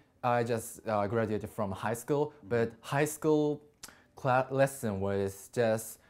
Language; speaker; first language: English; non-native, learner; Japanese